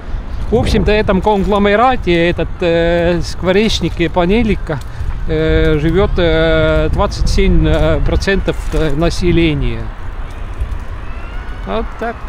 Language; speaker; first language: Russian; non-native, local second language; Estonian